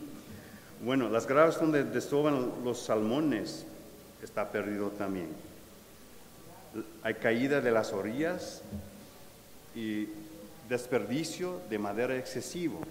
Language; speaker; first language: Spanish; non-native, fluent; English